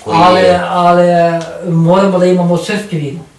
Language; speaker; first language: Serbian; non-native, learner; Norwegian